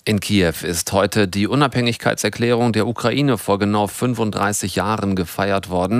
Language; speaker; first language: German; native; German